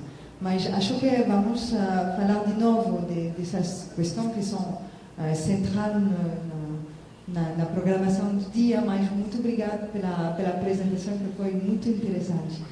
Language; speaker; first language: Portuguese; non-native, fluent; French